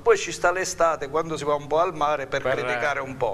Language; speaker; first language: Italian; native; Italian